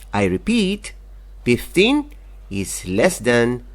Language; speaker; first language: English; non-native, local second language; Filipino